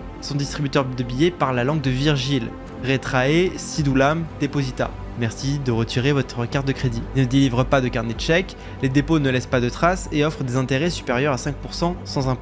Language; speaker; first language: French; native; French